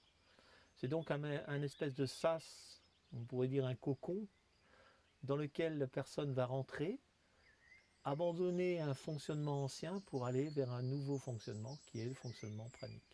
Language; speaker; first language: French; native; French